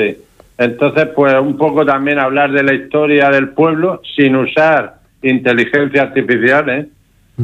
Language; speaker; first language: Spanish; native; Spanish